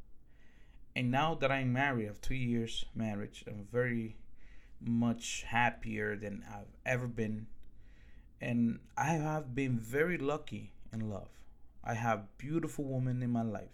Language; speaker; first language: English; early bilingual, other home language; Spanish